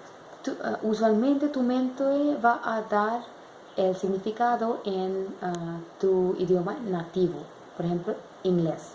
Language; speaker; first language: Spanish; non-native, learner; English